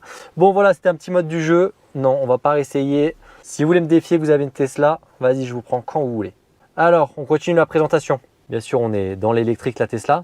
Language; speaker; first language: French; native; French